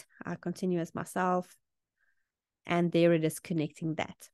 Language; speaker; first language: English; native; English